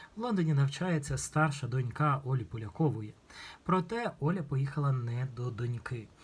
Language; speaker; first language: Ukrainian; non-native, local second language; Russian